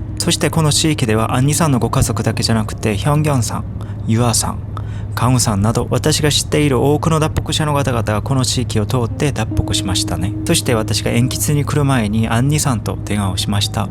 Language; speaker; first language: Japanese; non-native, fluent; Korean